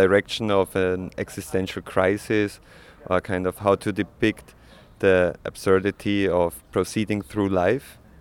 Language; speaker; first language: English; non-native, fluent; Spanish